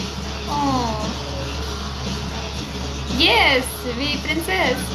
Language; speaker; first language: English; non-native, learner; Russian